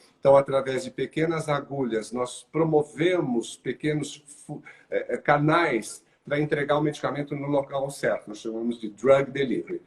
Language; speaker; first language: Portuguese; native; Portuguese